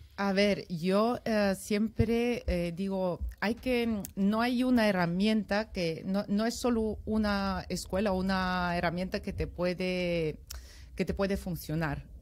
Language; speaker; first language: Spanish; non-native, fluent; Bulgarian